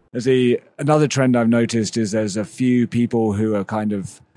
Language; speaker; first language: English; native; English